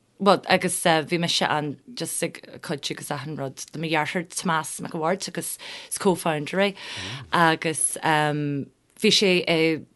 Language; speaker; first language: Irish; non-native, local second language; English